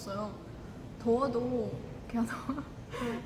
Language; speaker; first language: Korean; non-native, fluent; Ukrainian